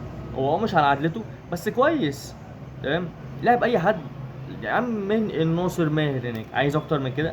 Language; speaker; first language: Arabic; native; Arabic